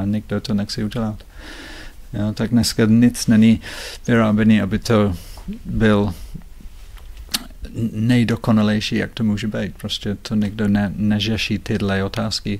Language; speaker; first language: Czech; non-native, fluent; English